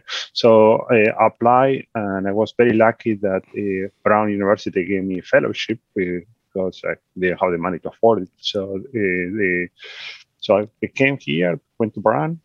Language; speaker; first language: English; non-native, fluent; Spanish